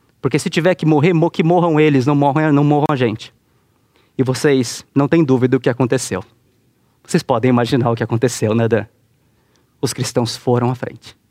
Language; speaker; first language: Portuguese; native; Portuguese